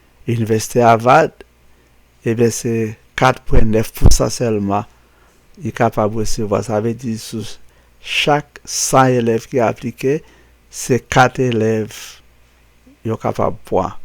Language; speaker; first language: French; non-native, local second language; Haitian Creole